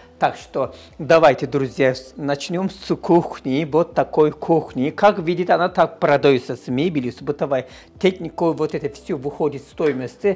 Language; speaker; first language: Russian; non-native, learner; Turkish